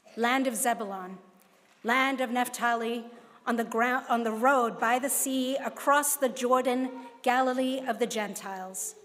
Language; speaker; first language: English; non-native, local second language; Cantonese